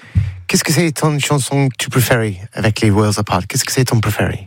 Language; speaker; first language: French; non-native, learner; English